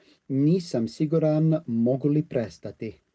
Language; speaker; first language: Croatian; non-native, learner; English